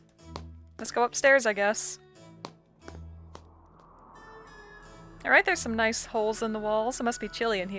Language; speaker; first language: English; native; English